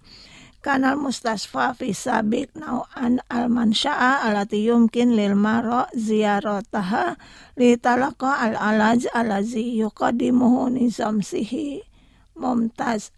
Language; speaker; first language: Arabic; non-native, fluent; Indonesian